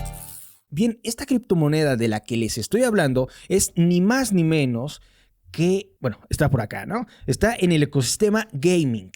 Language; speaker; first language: Spanish; native; Spanish